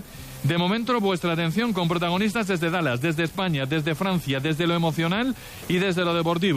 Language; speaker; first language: Spanish; native; Spanish